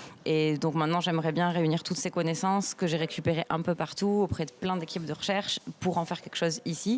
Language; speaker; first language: French; native; French